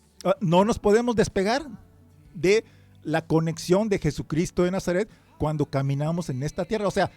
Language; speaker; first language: Spanish; native; Spanish